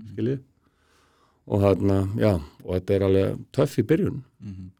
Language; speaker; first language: Icelandic; native; Icelandic